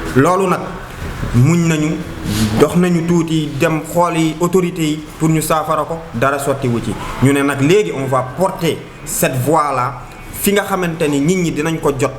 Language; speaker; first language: Wolof; native; Wolof